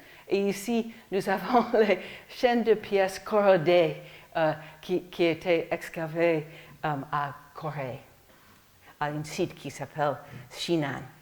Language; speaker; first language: French; non-native, fluent; English